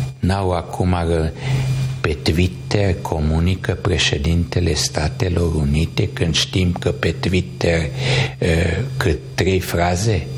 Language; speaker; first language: Romanian; non-native, local second language; Hungarian